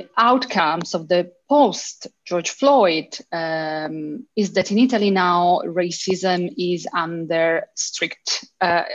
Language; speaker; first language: English; early bilingual, heritage; Italian